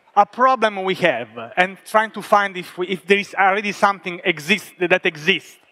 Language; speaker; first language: English; non-native, fluent; Italian